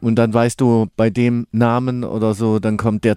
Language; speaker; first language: German; native; German